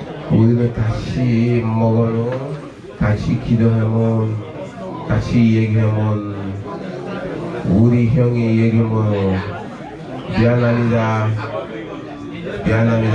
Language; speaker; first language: Korean; non-native, learner; Igbo